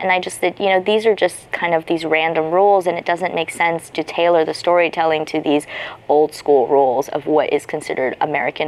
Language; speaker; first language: English; native; English